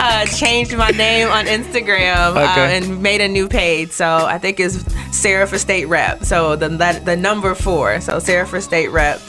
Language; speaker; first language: English; native; English